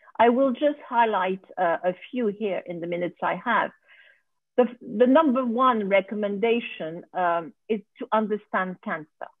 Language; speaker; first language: English; non-native, fluent; French